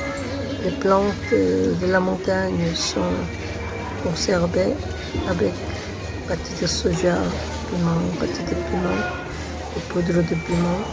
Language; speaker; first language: French; non-native, fluent; Korean